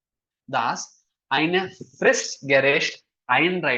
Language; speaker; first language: German; non-native, fluent; Malayalam